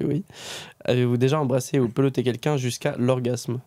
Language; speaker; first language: French; native; French